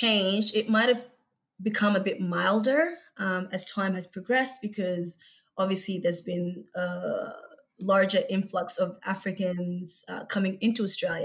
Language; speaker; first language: English; early bilingual, other home language; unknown